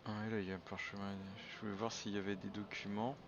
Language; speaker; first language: French; native; French